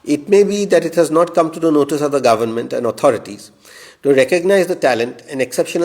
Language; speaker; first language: English; non-native, local second language; Assamese